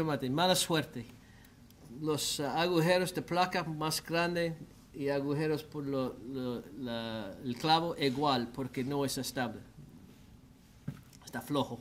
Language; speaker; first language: Spanish; non-native, learner; English